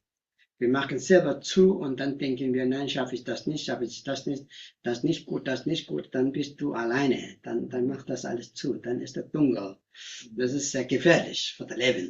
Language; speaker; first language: German; non-native, learner; Tibetan